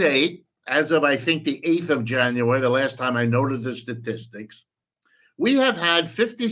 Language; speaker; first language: English; early bilingual, other home language; French